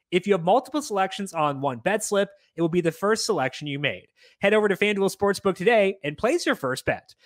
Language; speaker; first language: English; native; English